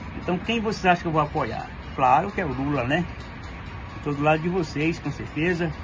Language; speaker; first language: Portuguese; native; Portuguese